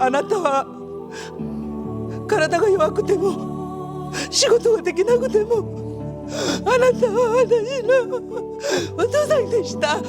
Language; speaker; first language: Japanese; non-native, fluent; Korean